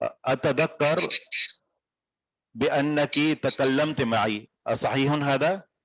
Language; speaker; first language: Arabic; non-native, fluent; Urdu